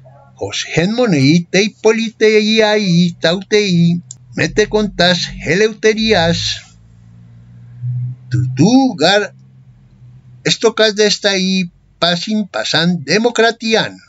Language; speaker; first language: Greek; non-native, fluent; Spanish